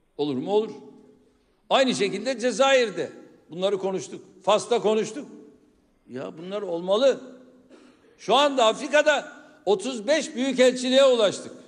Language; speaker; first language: Turkish; native; Turkish